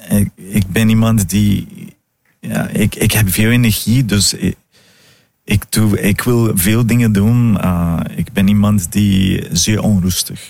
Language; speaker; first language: Dutch; non-native, fluent; Portuguese